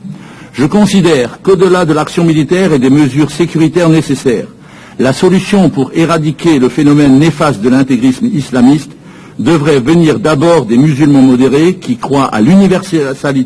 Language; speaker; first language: French; native; French